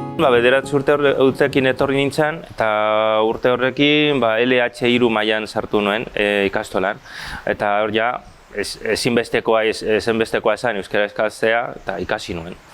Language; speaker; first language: Basque; early bilingual, other home language; Chinese